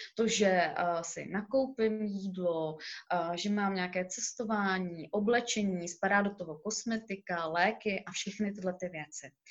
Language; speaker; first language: Czech; native; Czech